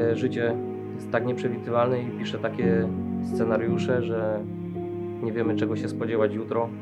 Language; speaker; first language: Polish; native; Polish